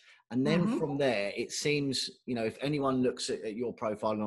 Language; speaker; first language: English; native; English